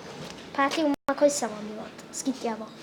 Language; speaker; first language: Welsh; native; Welsh